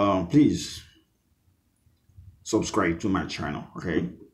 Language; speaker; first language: English; non-native, learner; Haitian Creole